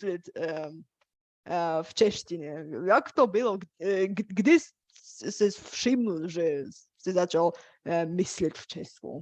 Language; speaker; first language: Czech; non-native, fluent; Bulgarian